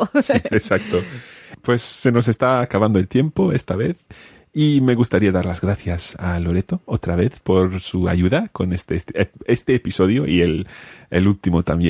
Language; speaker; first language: Spanish; non-native, fluent; English